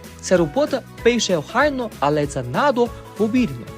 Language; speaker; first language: Ukrainian; non-native, fluent; Chinese